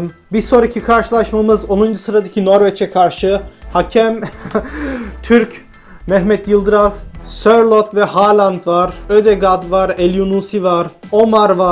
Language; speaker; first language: Turkish; native; Turkish